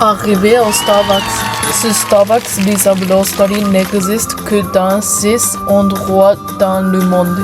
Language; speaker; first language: French; non-native, learner; Japanese